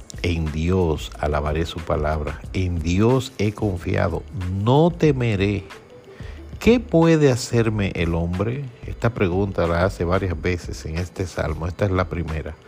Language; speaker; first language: Spanish; native; Spanish